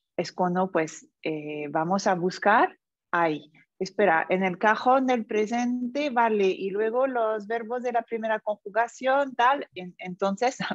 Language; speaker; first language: Spanish; non-native, fluent; French